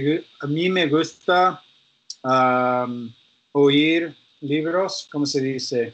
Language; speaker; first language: Spanish; non-native, learner; English